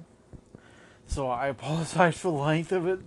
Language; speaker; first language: English; native; English